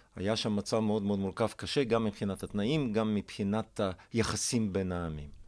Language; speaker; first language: Hebrew; non-native, fluent; Russian